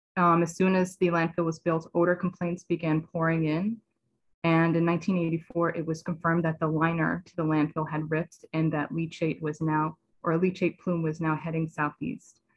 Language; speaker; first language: English; native; English